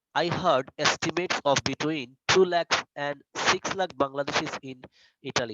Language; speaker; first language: English; non-native, local second language; Bangla